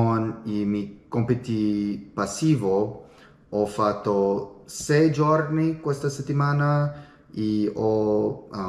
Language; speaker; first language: Italian; non-native, learner; English